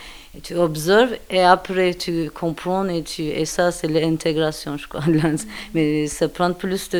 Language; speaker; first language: French; non-native, fluent; Turkish